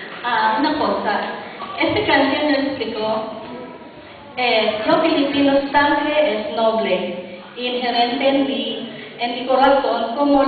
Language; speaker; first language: Spanish; non-native, learner; Filipino